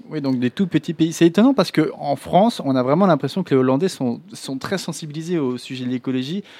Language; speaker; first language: French; native; French